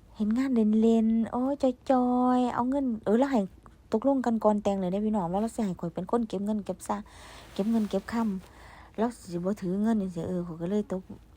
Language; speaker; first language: Thai; native; Thai